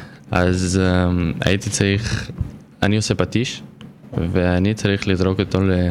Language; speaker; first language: Hebrew; non-native, fluent; Ukrainian